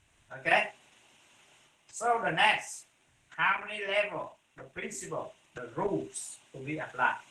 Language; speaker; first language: English; non-native, fluent; Vietnamese